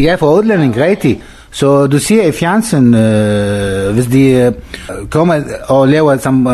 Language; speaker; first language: Danish; non-native, learner; Arabic